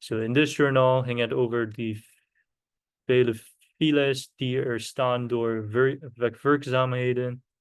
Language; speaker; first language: Dutch; non-native, learner; Korean